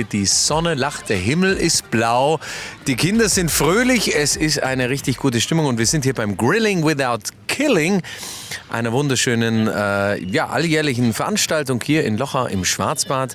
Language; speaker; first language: German; native; German